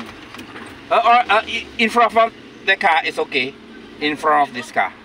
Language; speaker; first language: English; non-native, learner; Indonesian